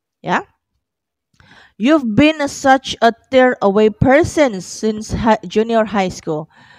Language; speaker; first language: English; non-native, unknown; Indonesian